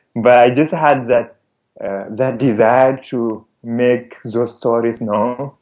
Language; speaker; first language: English; non-native, fluent; Wolof